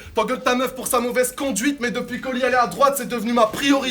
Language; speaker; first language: French; native; French